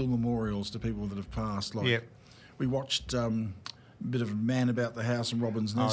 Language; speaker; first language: English; native; English